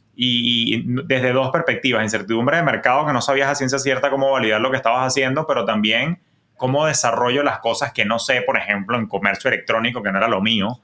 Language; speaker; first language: Spanish; native; Spanish